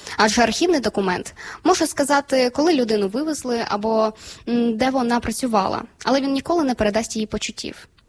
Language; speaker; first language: Ukrainian; native; Ukrainian